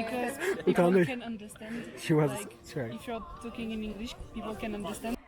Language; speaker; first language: English; non-native, learner; Turkish